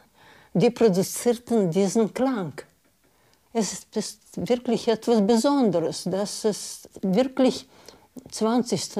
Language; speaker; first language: German; non-native, learner; Hebrew